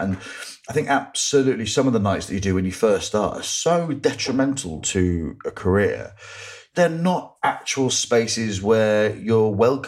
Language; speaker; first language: English; native; English